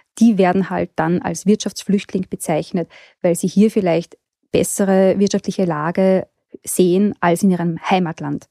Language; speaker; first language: German; native; German